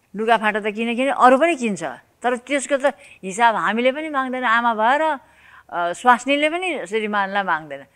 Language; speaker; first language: Nepali; native; Nepali